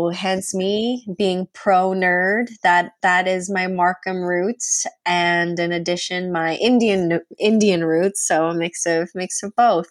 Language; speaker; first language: English; non-native, fluent; Punjabi